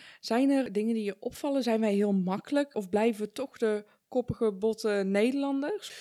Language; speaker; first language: Dutch; early bilingual, other home language; Persian